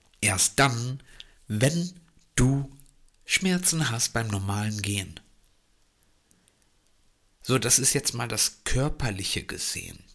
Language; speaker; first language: German; native; German